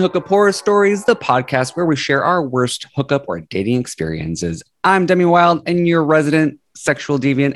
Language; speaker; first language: English; native; English